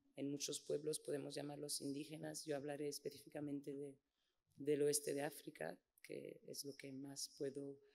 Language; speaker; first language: Spanish; non-native, fluent; English